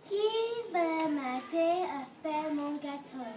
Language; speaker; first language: French; non-native, learner; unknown